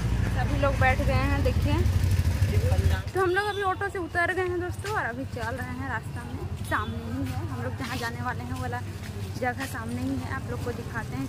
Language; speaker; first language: Hindi; native; Hindi